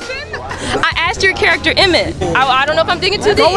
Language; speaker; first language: English; native; English